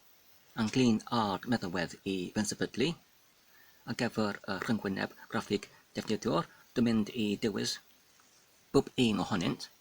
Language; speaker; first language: Welsh; non-native, fluent; English